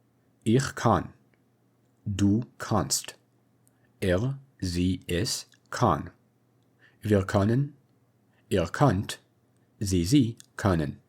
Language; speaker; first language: German; non-native, fluent; English